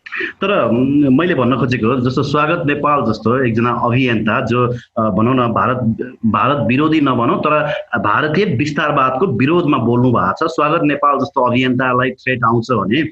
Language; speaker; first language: Nepali; native; Nepali